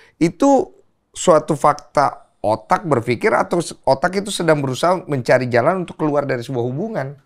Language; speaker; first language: Indonesian; native; Indonesian